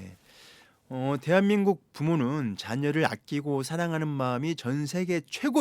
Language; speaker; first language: Korean; native; Korean